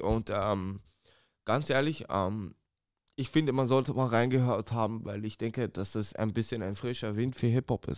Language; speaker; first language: German; early bilingual, other home language; Romanian